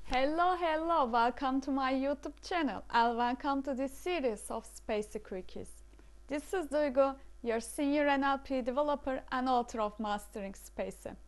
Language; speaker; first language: English; non-native, fluent; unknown